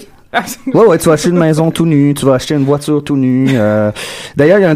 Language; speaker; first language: French; native; French